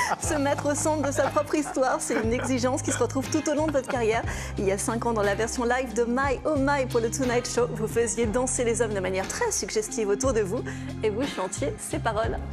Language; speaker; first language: French; native; French